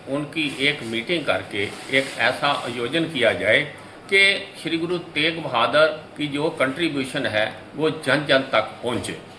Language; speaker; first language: Hindi; non-native, local second language; Punjabi